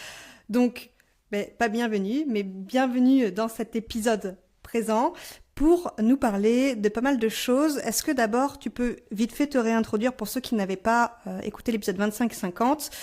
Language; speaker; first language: French; native; French